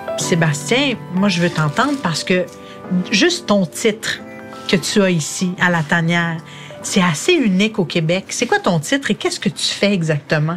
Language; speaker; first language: French; native; French